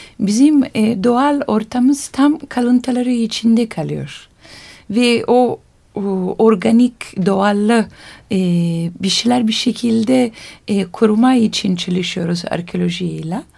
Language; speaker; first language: Turkish; non-native, learner; Italian